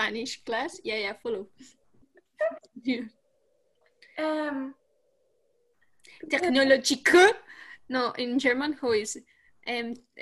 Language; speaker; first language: English; non-native, learner; Spanish